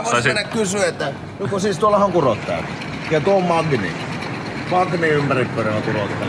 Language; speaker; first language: Finnish; native; Finnish